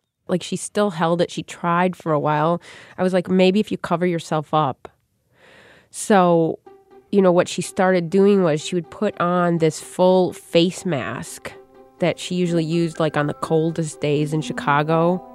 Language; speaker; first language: English; native; English